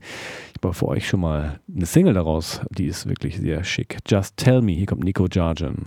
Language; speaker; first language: German; native; German